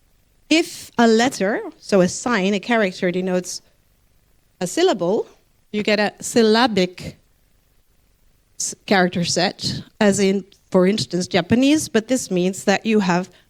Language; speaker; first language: English; non-native, fluent; Dutch